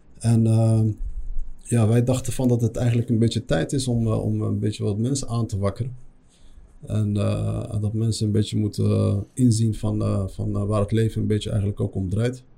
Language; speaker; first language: Dutch; early bilingual, other home language; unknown